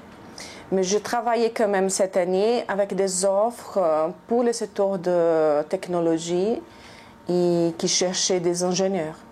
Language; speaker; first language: French; non-native, fluent; Portuguese